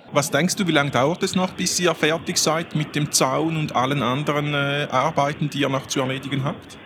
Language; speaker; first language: German; native; German